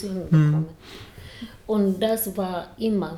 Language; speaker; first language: German; non-native, learner; Swahili